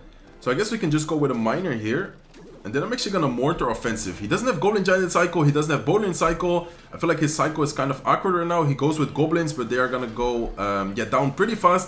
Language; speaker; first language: English; non-native, fluent; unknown